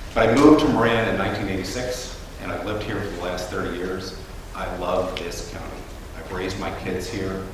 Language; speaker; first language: English; native; English